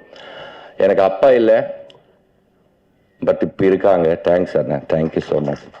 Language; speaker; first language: Tamil; non-native, learner; Telugu